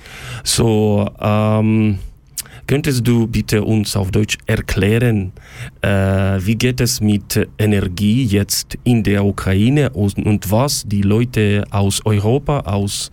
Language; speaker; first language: German; non-native, learner; Ukrainian